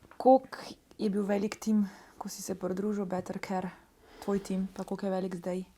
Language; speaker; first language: Slovenian; native; Slovenian